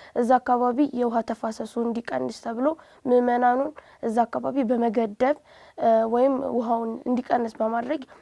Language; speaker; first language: Amharic; native; Amharic